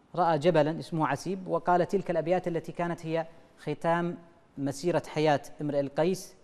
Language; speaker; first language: Arabic; native; Arabic